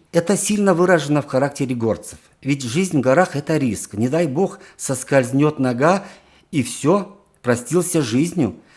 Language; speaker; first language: Russian; non-native, local second language; Karachay-Balkar